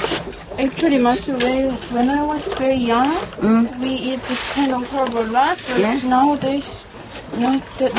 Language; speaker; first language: English; non-native, learner; Korean